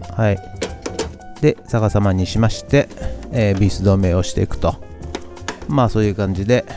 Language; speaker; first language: Japanese; native; Japanese